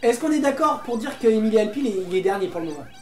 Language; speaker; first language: French; native; French